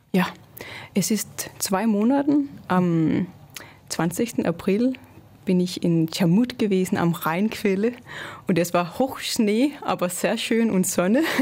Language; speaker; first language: German; non-native, fluent; Danish